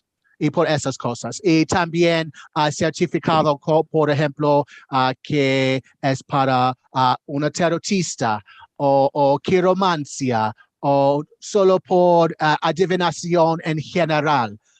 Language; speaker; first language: Spanish; non-native, learner; English